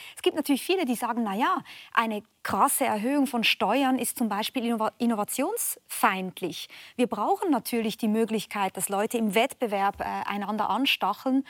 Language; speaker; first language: German; native; German